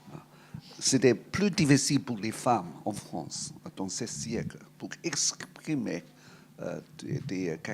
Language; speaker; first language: French; non-native, fluent; Cantonese